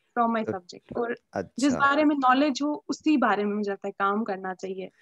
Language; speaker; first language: Hindi; native; Hindi